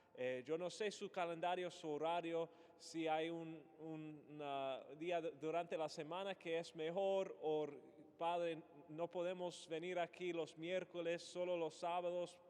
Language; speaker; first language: Spanish; non-native, fluent; English